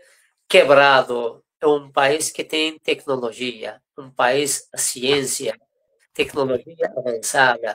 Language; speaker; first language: Portuguese; non-native, fluent; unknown